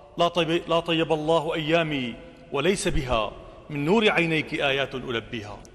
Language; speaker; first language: Arabic; native; Arabic